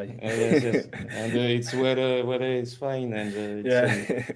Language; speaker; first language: English; non-native, learner; French